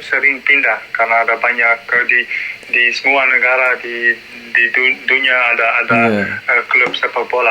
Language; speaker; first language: Indonesian; non-native, learner; Dutch